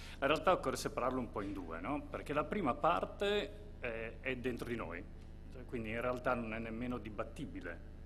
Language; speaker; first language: Italian; native; Italian